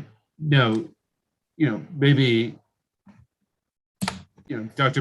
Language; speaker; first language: English; native; English